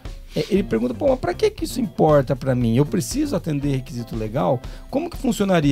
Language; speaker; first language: Portuguese; native; Portuguese